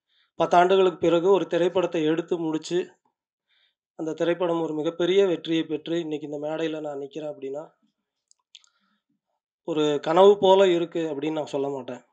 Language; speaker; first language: Tamil; native; Tamil